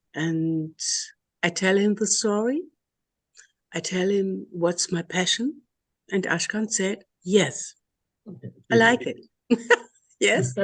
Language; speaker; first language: English; non-native, learner; German